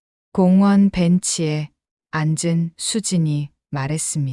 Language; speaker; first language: Korean; native; Korean